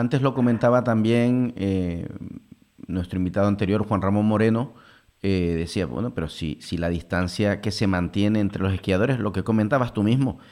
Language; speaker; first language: Spanish; native; Spanish